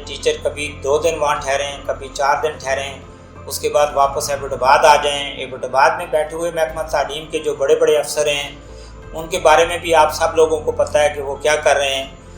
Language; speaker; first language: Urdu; non-native, local second language; Northern Hindko